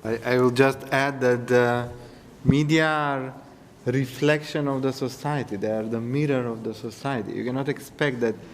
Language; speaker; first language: English; non-native, fluent; Macedonian